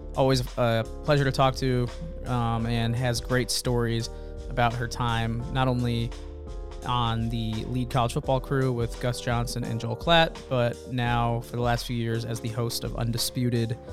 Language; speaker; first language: English; native; English